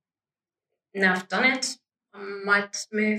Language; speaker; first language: English; non-native, fluent; German